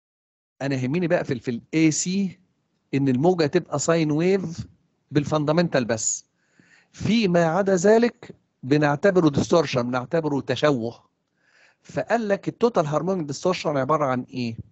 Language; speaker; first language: Arabic; native; Arabic